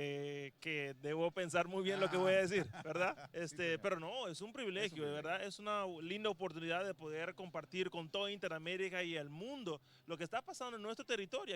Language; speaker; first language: Spanish; native; Spanish